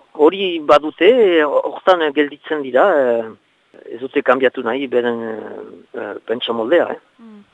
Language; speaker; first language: Basque; native; Basque